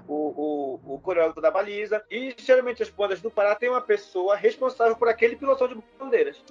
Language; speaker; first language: Portuguese; native; Portuguese